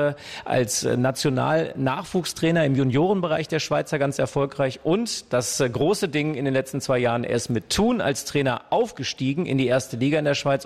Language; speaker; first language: German; native; German